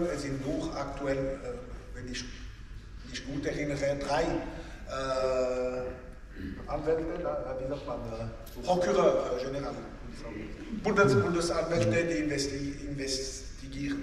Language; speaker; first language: German; non-native, local second language; French